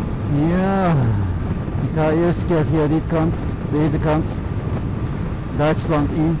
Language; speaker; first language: Dutch; non-native, fluent; Turkish